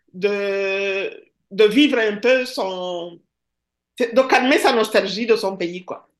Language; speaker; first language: French; non-native, local second language; Kinyarwanda